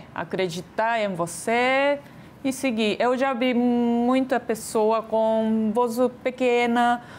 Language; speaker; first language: Portuguese; non-native, fluent; Japanese